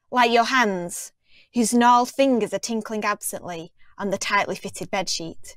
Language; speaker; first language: English; native; English